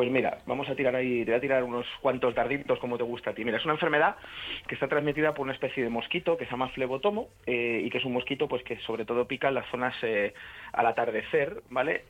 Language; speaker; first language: Spanish; native; Spanish